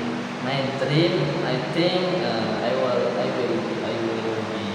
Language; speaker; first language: English; non-native, learner; Indonesian